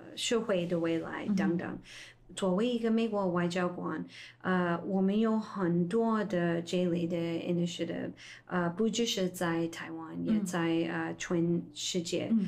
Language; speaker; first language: Chinese; non-native, fluent; English